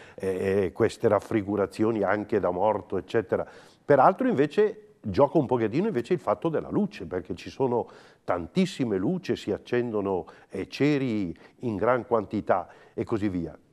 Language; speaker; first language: Italian; native; Italian